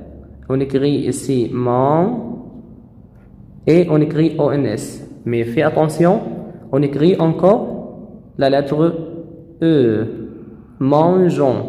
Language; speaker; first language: French; non-native, fluent; Arabic